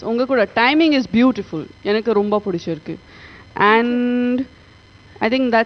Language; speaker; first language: Tamil; non-native, local second language; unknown